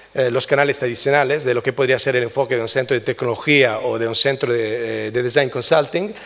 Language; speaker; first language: Spanish; non-native, fluent; Italian